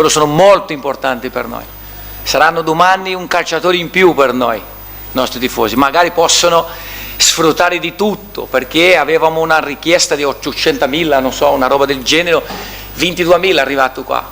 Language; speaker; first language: Italian; non-native, fluent; Portuguese